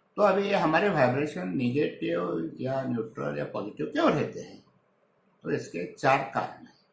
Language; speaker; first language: Hindi; non-native, local second language; Marathi